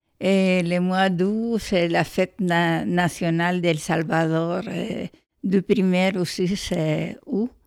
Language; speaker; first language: French; non-native, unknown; Spanish